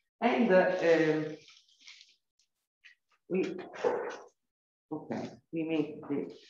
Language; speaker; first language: English; non-native, learner; Italian